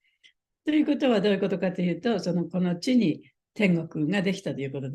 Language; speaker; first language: Japanese; native; Japanese